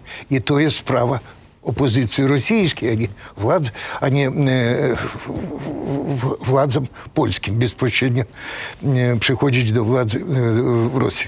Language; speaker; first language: Polish; non-native, fluent; Russian